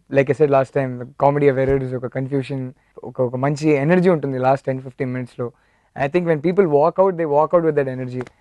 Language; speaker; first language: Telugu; non-native, fluent; Tamil